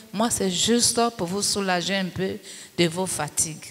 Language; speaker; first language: French; non-native, local second language; Baoulé